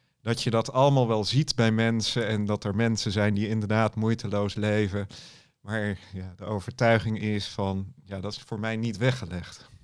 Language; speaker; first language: Dutch; native; Dutch